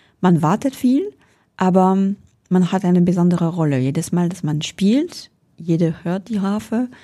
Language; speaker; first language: German; non-native, fluent; French